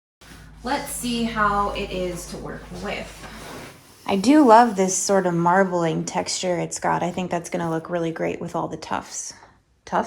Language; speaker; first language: English; native; English